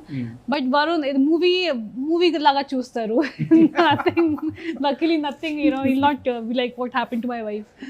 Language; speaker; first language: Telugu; non-native, local second language; Hindi